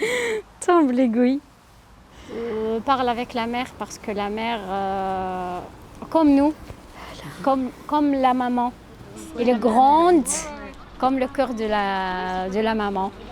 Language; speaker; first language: French; non-native, learner; Arabic